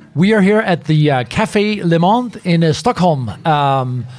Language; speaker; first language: English; non-native, fluent; Danish